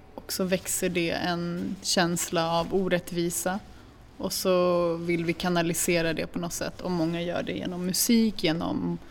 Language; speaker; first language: Swedish; early bilingual, other home language; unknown